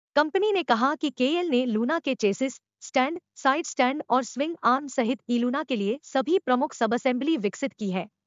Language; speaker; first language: Hindi; native; Hindi